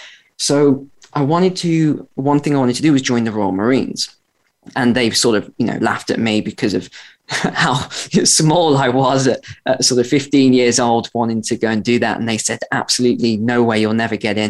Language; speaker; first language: English; native; English